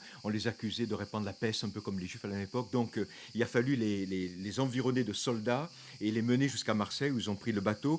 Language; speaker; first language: French; native; French